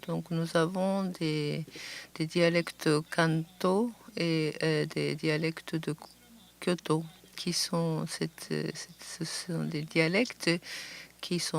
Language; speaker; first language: French; non-native, fluent; Japanese